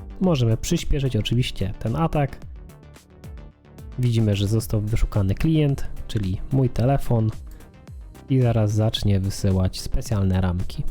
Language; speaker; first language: Polish; native; Polish